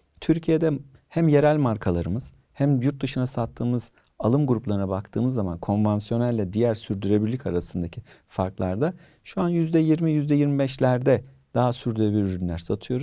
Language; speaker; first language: Turkish; native; Turkish